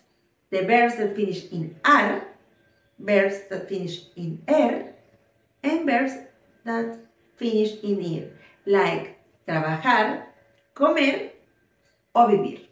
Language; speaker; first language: English; non-native, fluent; Spanish